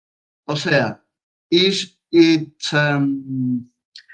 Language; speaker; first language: Spanish; non-native, fluent; Portuguese